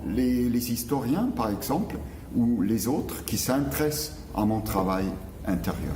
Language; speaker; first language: French; non-native, local second language; German